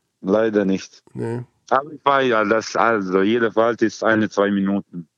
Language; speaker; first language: German; non-native, learner; Croatian